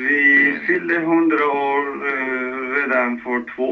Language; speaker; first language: Swedish; non-native, fluent; Persian